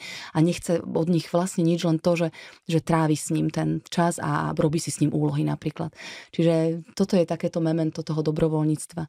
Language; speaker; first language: Slovak; native; Slovak